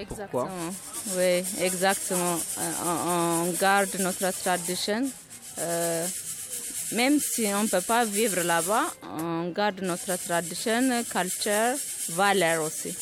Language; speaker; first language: French; non-native, learner; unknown